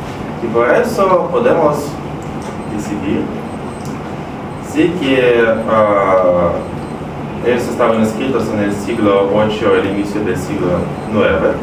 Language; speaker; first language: Spanish; non-native, fluent; Russian